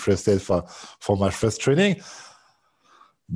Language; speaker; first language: English; non-native, learner; French